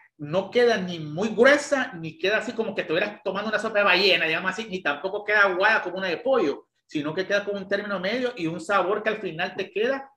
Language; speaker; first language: Spanish; native; Spanish